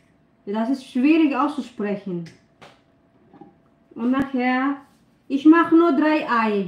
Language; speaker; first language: German; non-native, learner; Filipino